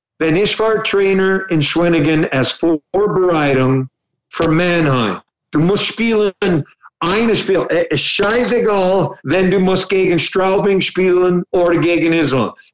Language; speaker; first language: German; non-native, learner; English